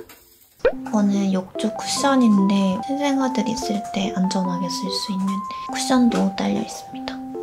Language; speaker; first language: Korean; non-native, fluent; Japanese